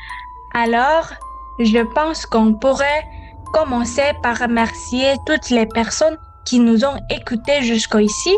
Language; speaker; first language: French; non-native, learner; Indonesian